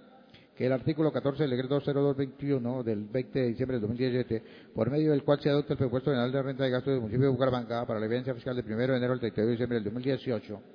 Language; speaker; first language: Spanish; native; Spanish